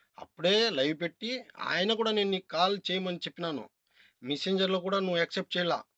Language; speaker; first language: Telugu; non-native, local second language; Urdu